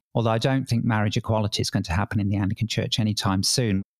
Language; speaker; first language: English; native; English